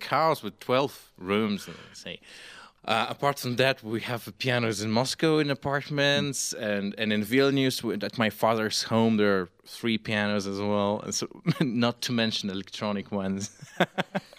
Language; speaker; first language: English; non-native, fluent; Russian